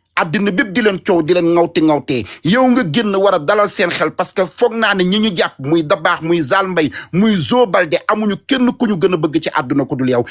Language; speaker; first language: Wolof; native; Wolof